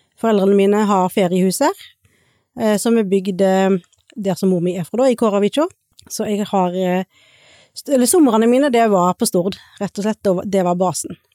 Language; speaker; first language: Norwegian; native; Norwegian